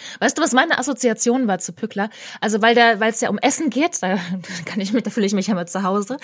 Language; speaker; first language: German; native; German